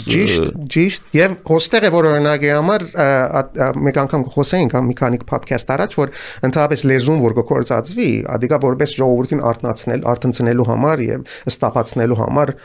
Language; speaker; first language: Armenian; native; Armenian